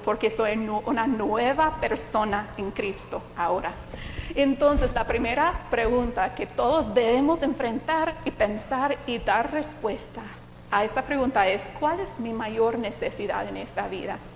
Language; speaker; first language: Spanish; non-native, fluent; English